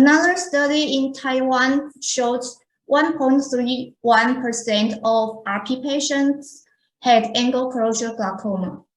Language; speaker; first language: English; non-native, fluent; Chinese